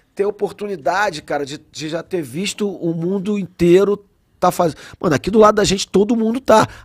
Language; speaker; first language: Portuguese; native; Portuguese